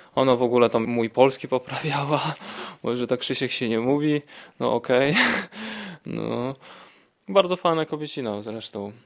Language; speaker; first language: Polish; native; Polish